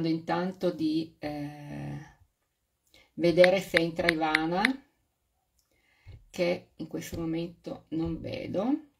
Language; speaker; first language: Italian; native; Italian